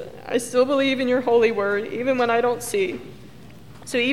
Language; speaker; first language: English; native; English